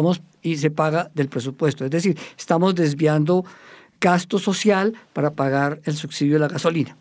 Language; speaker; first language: Spanish; native; Spanish